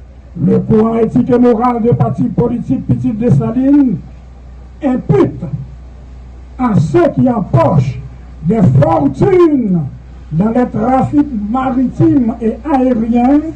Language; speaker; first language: French; non-native, local second language; Haitian Creole